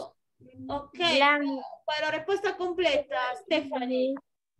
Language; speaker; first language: Italian; non-native, fluent; Spanish